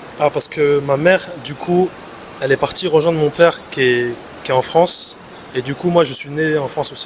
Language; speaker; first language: French; early bilingual, other home language; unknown